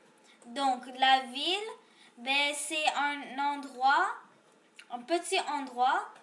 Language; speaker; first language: French; non-native, local second language; English